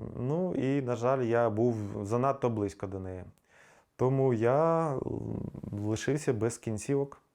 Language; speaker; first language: Ukrainian; native; Ukrainian